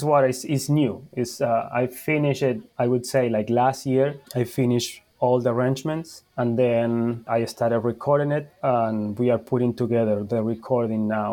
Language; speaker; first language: English; non-native, fluent; Spanish